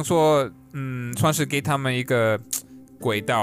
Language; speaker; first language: Chinese; non-native, fluent; English